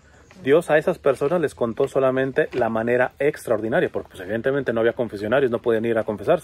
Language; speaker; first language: Spanish; native; Spanish